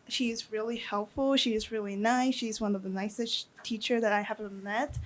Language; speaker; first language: English; non-native, fluent; Thai